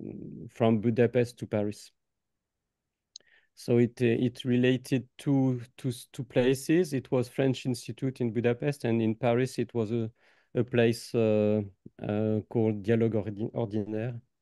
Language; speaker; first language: English; non-native, fluent; French